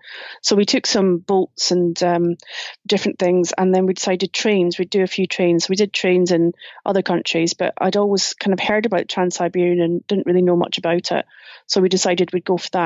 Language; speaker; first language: English; native; English